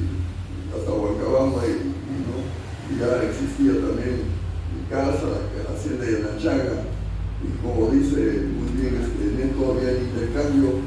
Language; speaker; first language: Spanish; native; Spanish